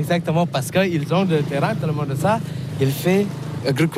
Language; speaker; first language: French; non-native, learner; Balinese